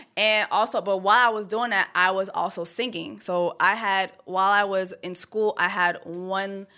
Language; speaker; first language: English; early bilingual, other home language; French